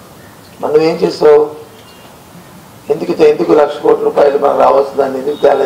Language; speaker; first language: Telugu; native; Telugu